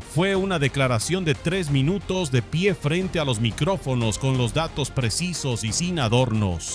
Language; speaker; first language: Spanish; native; Spanish